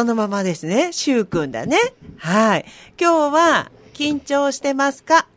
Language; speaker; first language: Japanese; native; Japanese